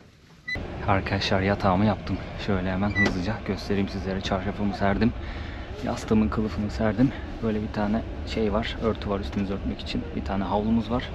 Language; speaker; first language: Turkish; native; Turkish